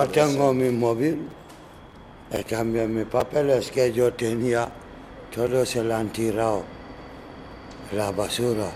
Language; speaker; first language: Spanish; non-native, learner; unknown